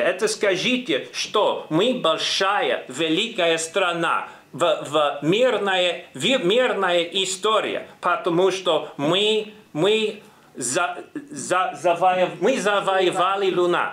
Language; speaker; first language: Russian; non-native, learner; English